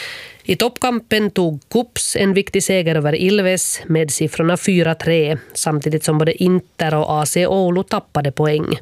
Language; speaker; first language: Swedish; native; Swedish